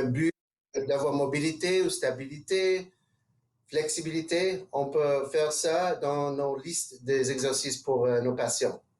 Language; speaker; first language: French; non-native, local second language; English